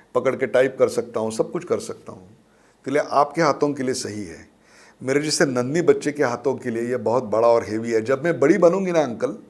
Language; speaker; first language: Hindi; non-native, local second language; Marathi